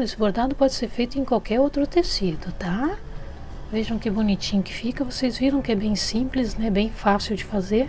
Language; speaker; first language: Portuguese; native; Portuguese